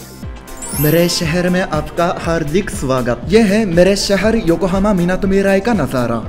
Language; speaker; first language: Hindi; non-native, fluent; Japanese